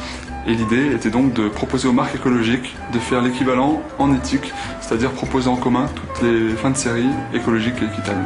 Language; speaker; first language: French; native; French